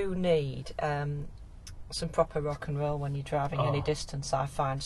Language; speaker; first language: English; native; English